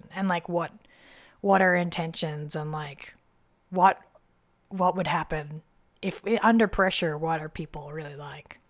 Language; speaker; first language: English; native; English